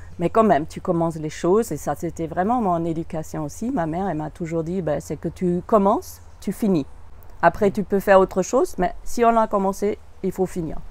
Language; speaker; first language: French; non-native, fluent; German